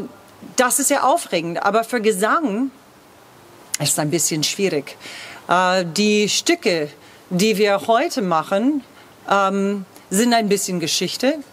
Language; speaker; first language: German; non-native, fluent; English